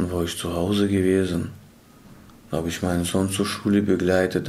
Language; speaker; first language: German; non-native, learner; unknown